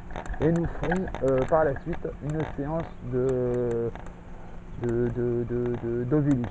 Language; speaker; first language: French; native; French